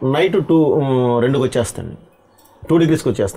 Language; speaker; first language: Telugu; native; Telugu